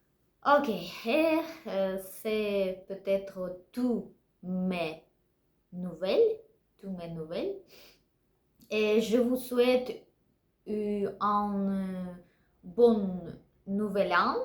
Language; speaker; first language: French; non-native, learner; Russian